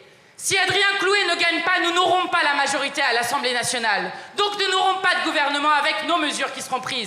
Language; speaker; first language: French; native; French